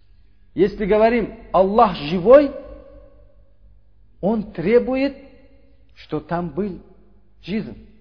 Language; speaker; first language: Russian; non-native, learner; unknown